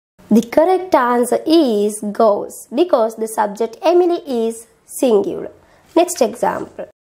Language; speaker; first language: English; non-native, local second language; Sinhala